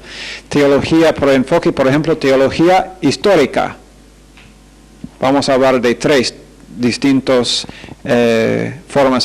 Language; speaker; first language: Spanish; non-native, fluent; English